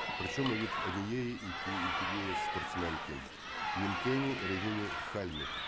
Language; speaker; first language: Ukrainian; native; Ukrainian